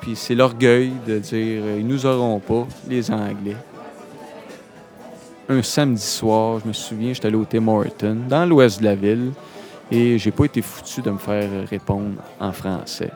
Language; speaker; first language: French; native; French